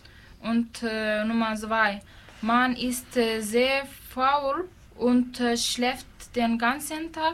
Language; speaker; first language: German; non-native, learner; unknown